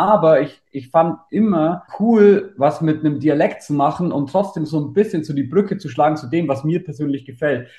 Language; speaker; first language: German; native; German